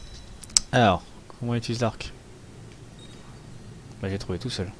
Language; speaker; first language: French; native; French